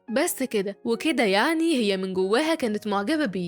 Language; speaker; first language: Arabic; native; Arabic